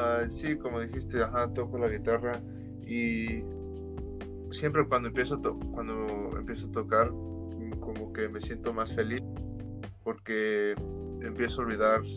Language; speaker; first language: Spanish; early bilingual, heritage; Spanish